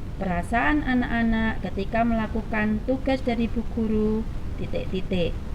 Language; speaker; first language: Indonesian; native; Indonesian